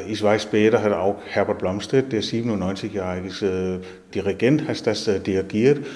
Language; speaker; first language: German; non-native, learner; Danish